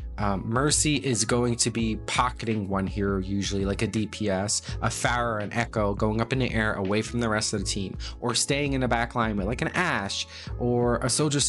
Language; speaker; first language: English; native; English